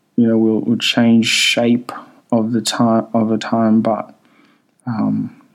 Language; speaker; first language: English; early bilingual, other home language; Swahili